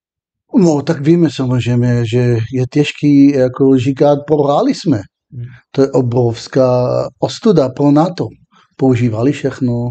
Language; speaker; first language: Czech; non-native, fluent; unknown